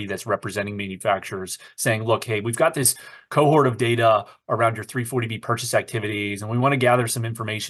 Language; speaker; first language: English; native; English